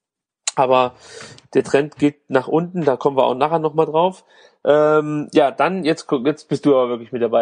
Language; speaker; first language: German; native; German